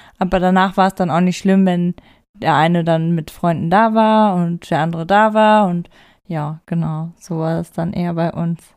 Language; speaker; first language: German; native; German